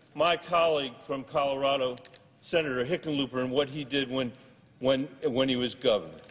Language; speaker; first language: English; native; English